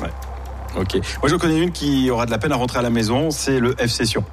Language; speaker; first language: French; native; French